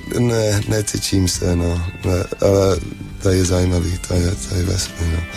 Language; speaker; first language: Czech; non-native, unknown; English